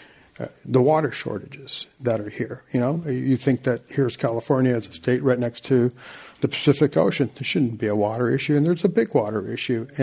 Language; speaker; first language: English; native; English